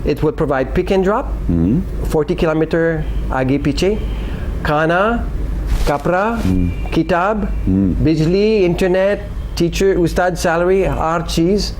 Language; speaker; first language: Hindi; non-native, learner; English